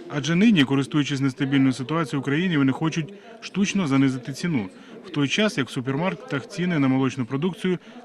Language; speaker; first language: Ukrainian; native; Ukrainian